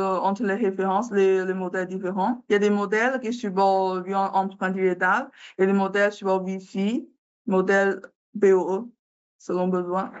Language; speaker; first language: French; non-native, learner; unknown